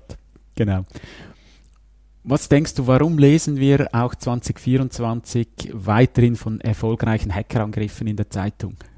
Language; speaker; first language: German; native; German